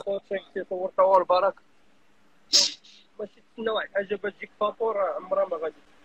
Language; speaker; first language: Arabic; native; Arabic